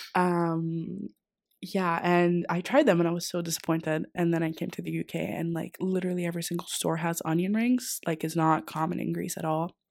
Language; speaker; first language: English; non-native, fluent; Greek